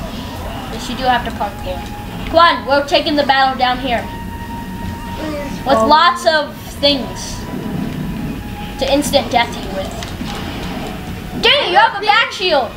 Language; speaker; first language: English; native; English